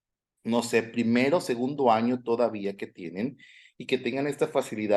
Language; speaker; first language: Spanish; native; Spanish